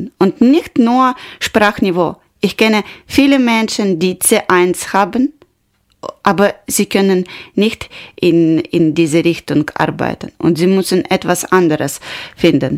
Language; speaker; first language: German; non-native, learner; Ukrainian